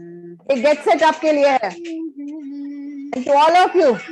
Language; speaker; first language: Hindi; native; Hindi